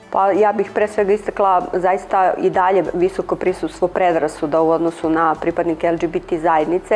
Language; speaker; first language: Serbian; native; Serbian